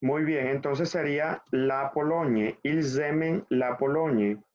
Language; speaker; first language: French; non-native, fluent; Spanish